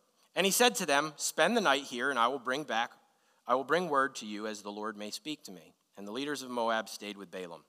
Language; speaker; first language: English; native; English